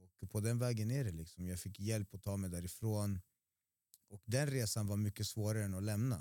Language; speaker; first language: Swedish; early bilingual, other home language; Spanish